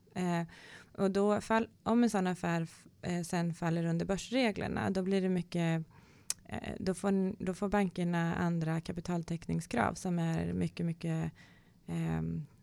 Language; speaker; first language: Swedish; native; Swedish